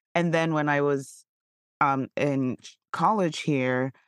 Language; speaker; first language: English; non-native, local second language; Yoruba